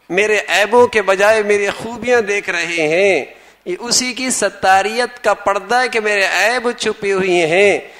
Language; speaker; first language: Urdu; native; Urdu